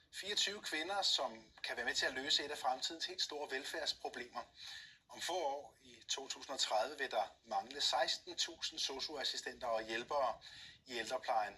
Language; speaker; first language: Danish; native; Danish